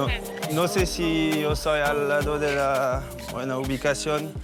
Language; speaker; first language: Spanish; non-native, learner; French